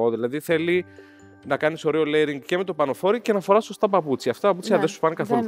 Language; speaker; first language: Greek; native; Greek